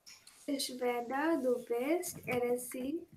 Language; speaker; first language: German; non-native, learner; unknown